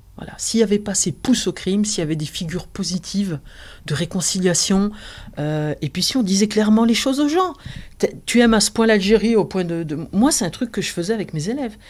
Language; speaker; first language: French; early bilingual, other home language; Arabic